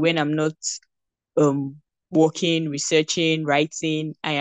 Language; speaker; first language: English; non-native, local second language; Yoruba